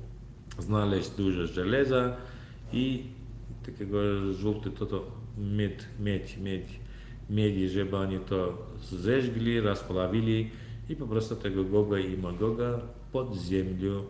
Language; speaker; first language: Polish; non-native, learner; Turkmen